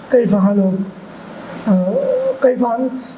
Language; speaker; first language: Arabic; non-native, fluent; Bangla